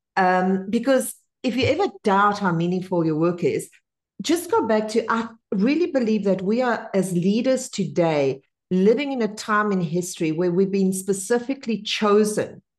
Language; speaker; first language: English; non-native, fluent; Spanish